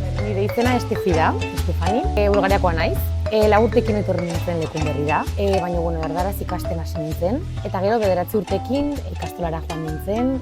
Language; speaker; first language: Basque; early bilingual, other home language; Bulgarian